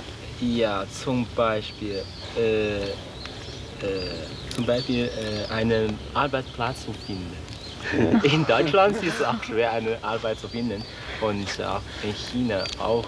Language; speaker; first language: German; non-native, learner; Chinese